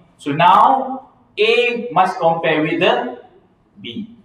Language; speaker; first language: English; non-native, local second language; Malay